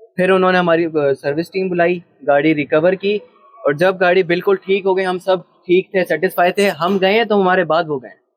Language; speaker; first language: Urdu; early bilingual, heritage; Urdu